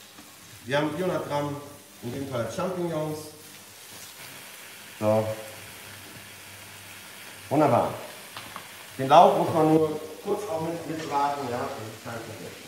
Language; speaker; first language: German; native; German